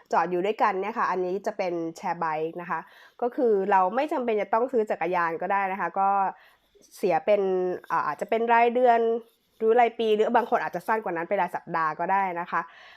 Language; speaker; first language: Thai; native; Thai